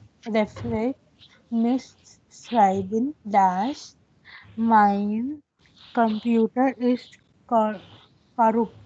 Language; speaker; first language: German; non-native, learner; Hindi